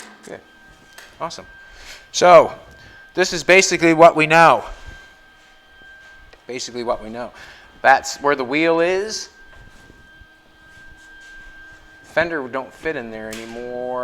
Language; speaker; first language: English; native; English